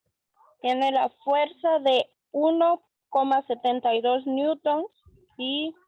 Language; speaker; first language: Spanish; native; Spanish